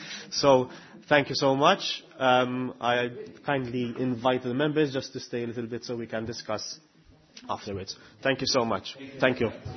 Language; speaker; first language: English; non-native, local second language; Maltese